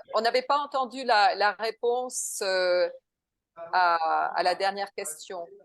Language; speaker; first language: French; non-native, learner; Portuguese